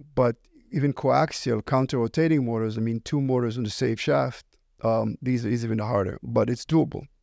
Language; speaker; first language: English; non-native, fluent; Hebrew